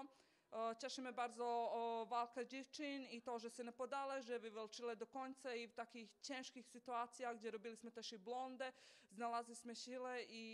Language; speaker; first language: Polish; non-native, fluent; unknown